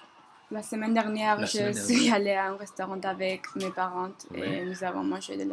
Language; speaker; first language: French; non-native, learner; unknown